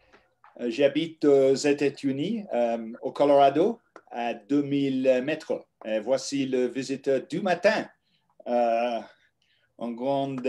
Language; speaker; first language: French; non-native, learner; English